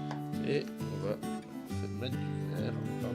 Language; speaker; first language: French; native; French